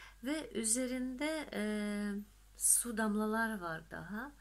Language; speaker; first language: Turkish; non-native, fluent; Russian